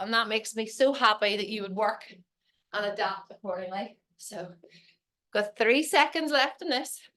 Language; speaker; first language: English; native; English